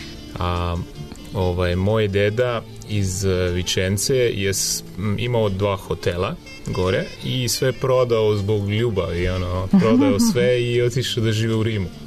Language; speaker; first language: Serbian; non-native, fluent; Italian